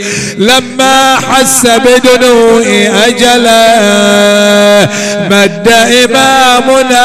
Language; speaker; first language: Arabic; native; Arabic